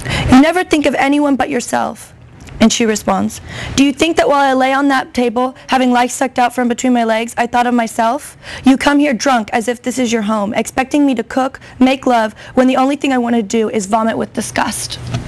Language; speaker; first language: English; native; English